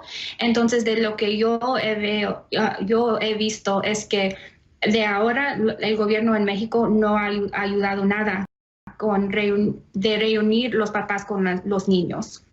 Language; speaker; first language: Spanish; early bilingual, heritage; Spanish